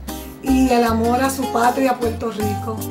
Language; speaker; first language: Spanish; native; Spanish